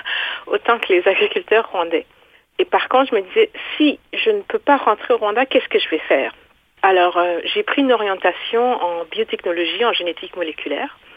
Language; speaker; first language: French; non-native, local second language; Kinyarwanda